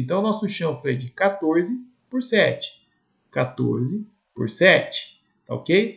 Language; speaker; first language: Portuguese; native; Portuguese